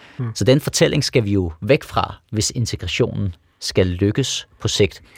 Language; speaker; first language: Danish; early bilingual, other home language; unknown